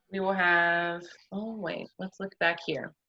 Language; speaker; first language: English; native; English